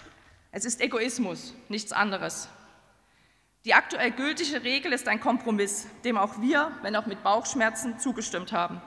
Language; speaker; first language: German; native; German